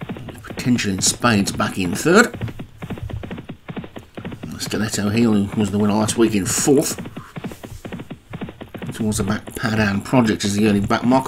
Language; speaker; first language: English; native; English